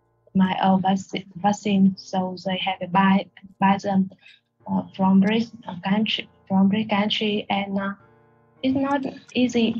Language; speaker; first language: English; non-native, learner; Vietnamese